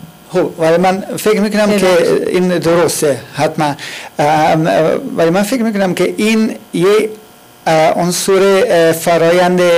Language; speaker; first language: Persian; non-native, fluent; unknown